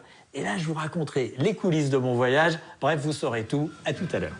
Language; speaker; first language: French; native; French